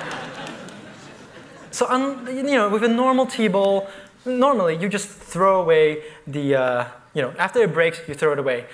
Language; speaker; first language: English; native; English